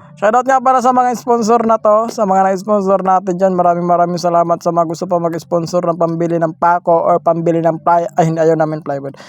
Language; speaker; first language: Filipino; non-native, local second language; Masbatenyo